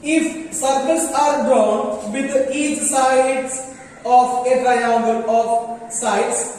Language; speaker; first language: English; non-native, local second language; Malayalam